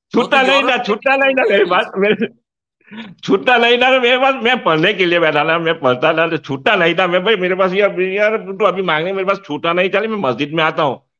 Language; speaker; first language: Hindi; non-native, local second language; Gujarati